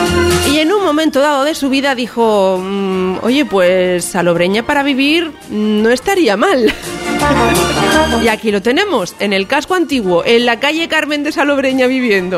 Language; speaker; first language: Spanish; native; Spanish